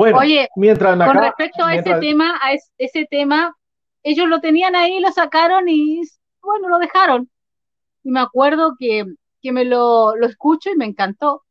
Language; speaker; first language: Spanish; native; Spanish